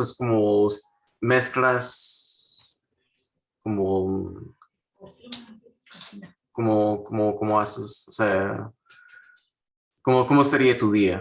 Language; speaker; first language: Spanish; non-native, fluent; English